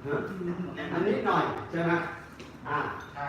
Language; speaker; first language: Thai; native; Thai